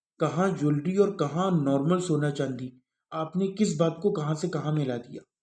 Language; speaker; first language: Urdu; early bilingual, heritage; Urdu